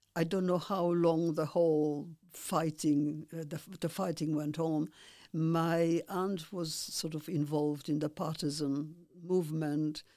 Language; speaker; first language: English; non-native, fluent; Polish